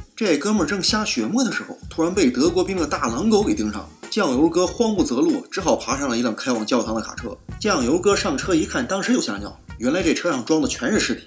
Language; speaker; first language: Chinese; native; Chinese